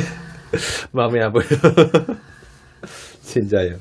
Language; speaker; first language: Korean; non-native, learner; Indonesian